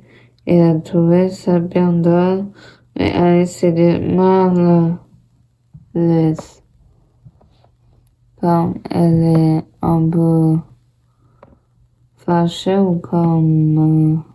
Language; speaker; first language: French; non-native, learner; Portuguese